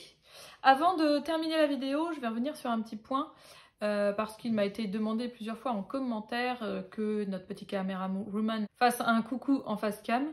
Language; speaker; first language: French; native; French